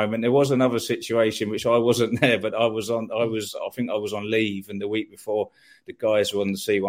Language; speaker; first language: English; native; English